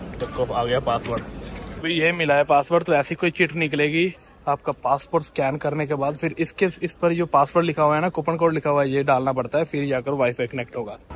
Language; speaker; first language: Hindi; native; Hindi